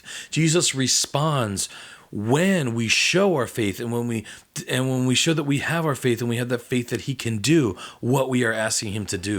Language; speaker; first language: English; native; English